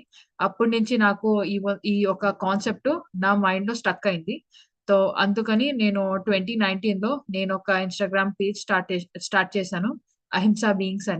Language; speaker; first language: Telugu; early bilingual, heritage; Telugu